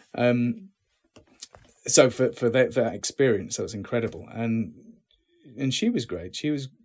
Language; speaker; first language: English; native; English